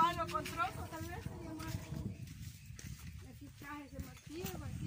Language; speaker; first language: Spanish; native; Spanish